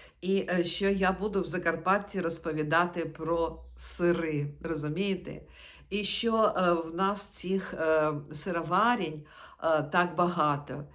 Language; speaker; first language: Ukrainian; non-native, local second language; Russian